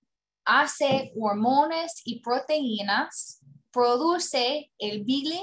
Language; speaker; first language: Spanish; non-native, learner; English